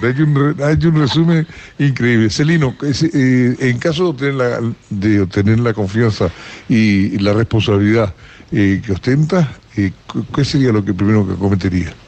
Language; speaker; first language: Spanish; native; Spanish